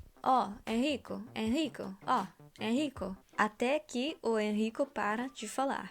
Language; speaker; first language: Portuguese; non-native, fluent; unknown